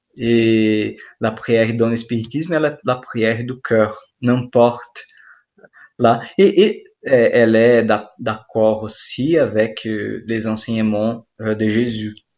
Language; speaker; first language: French; non-native, fluent; Portuguese